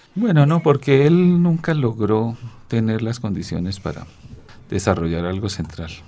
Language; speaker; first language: Spanish; native; Spanish